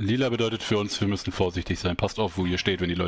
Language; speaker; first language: German; native; German